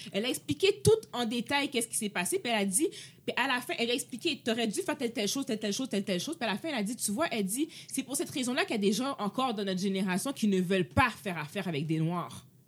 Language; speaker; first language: French; native; French